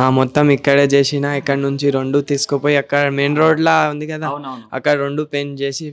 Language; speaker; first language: Telugu; non-native, local second language; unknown